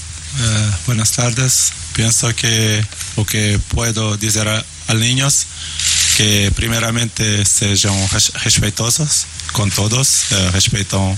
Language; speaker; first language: Spanish; non-native, learner; Portuguese